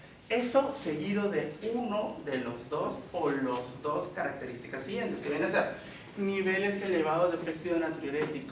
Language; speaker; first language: Spanish; native; Spanish